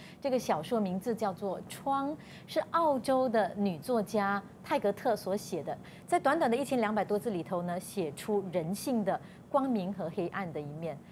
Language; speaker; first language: Chinese; native; Chinese